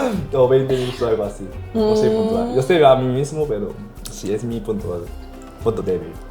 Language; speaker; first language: Spanish; non-native, learner; Korean